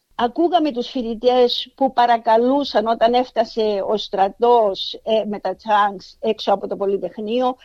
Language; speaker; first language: Greek; native; Greek